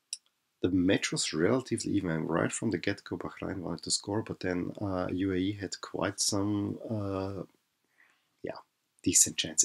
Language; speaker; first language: English; non-native, fluent; German